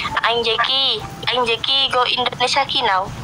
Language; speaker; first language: Vietnamese; non-native, learner; Indonesian